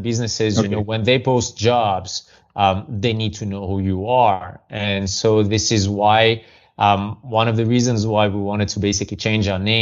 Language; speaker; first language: English; non-native, fluent; French